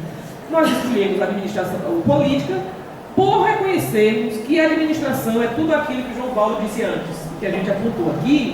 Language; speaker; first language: Portuguese; native; Portuguese